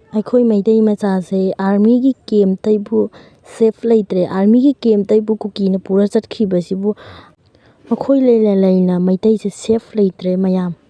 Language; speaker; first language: Manipuri; native; Manipuri